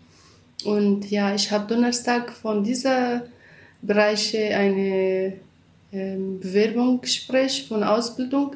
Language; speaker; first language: German; non-native, learner; Kurdish